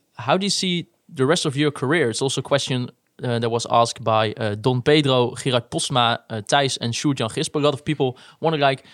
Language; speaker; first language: English; non-native, fluent; Dutch